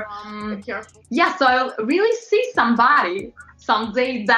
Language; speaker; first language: English; non-native, fluent; Latvian